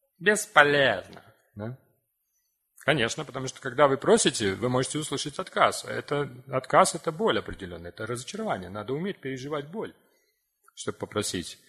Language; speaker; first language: Russian; native; Russian